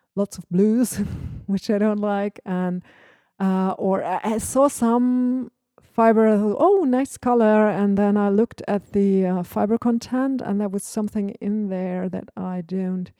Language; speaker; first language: English; non-native, fluent; German